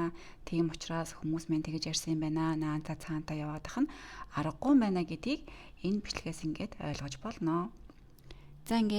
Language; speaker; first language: Mongolian; native; Mongolian